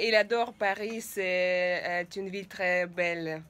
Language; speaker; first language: French; non-native, fluent; Russian